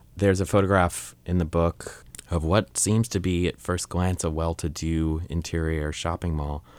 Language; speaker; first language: English; native; English